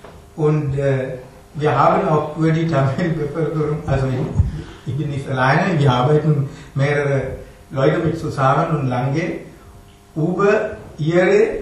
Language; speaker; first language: German; non-native, learner; Tamil